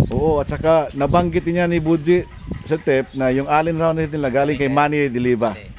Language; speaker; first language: Filipino; non-native, local second language; Cebuano